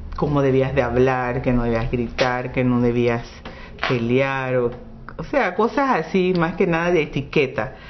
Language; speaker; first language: Spanish; non-native, local second language; English